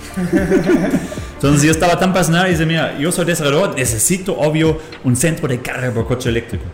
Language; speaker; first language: Spanish; non-native, fluent; German